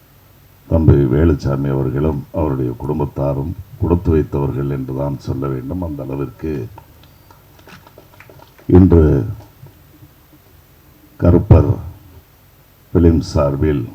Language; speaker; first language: Tamil; native; Tamil